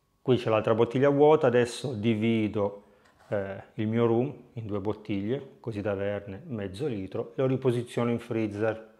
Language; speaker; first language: Italian; native; Italian